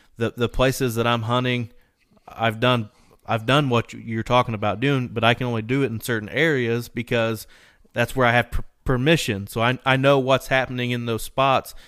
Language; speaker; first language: English; native; English